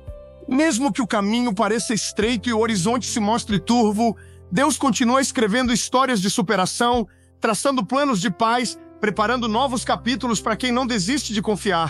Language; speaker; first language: Portuguese; native; Portuguese